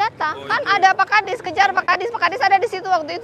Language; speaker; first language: Indonesian; native; Indonesian